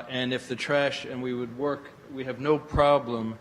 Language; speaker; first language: English; native; English